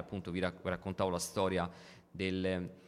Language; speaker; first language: Italian; native; Italian